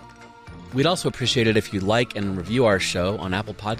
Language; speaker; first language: English; native; English